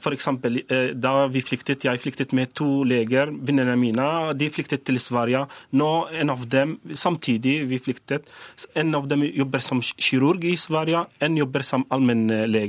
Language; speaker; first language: Norwegian; non-native, learner; Arabic